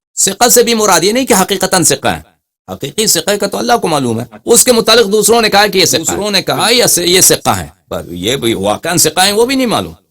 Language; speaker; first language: Urdu; non-native, fluent; Persian